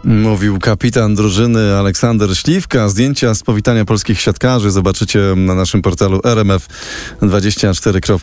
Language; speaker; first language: Polish; native; Polish